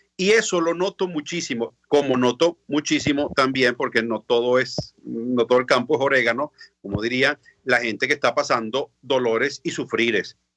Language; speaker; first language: Spanish; native; Spanish